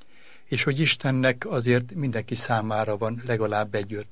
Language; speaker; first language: Hungarian; native; Hungarian